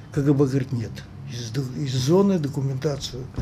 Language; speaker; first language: Russian; native; Russian